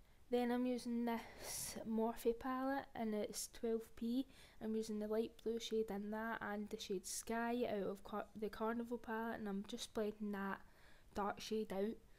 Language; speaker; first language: English; native; English